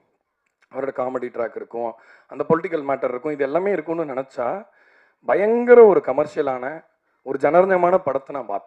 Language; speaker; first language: Tamil; native; Tamil